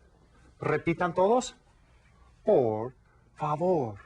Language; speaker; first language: Spanish; non-native, fluent; English